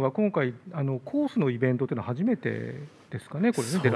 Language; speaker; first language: Japanese; native; Japanese